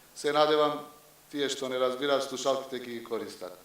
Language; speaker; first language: Macedonian; non-native, local second language; Albanian